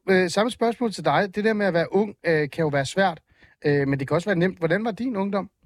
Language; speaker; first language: Danish; early bilingual, other home language; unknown